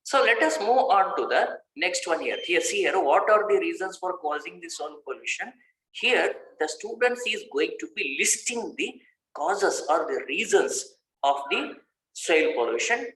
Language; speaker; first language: English; non-native, local second language; Kannada